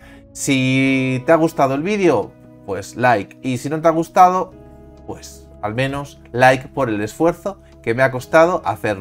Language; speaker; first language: Spanish; native; Spanish